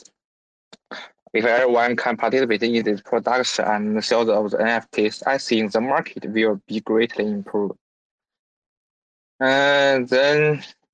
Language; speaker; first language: English; non-native, learner; Chinese